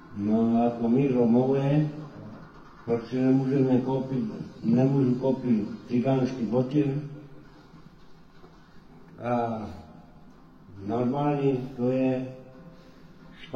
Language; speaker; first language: Czech; non-native, local second language; Romany